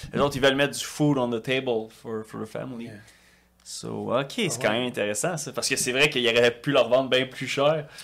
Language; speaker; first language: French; native; French